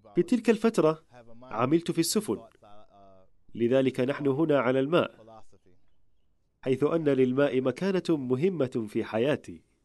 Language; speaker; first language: Arabic; non-native, fluent; English